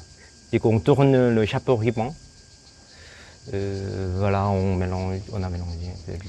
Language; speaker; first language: French; non-native, fluent; Korean